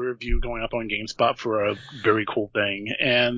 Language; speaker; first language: English; native; English